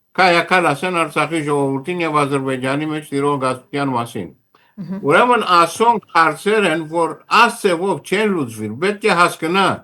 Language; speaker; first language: Armenian; early bilingual, heritage; Armenian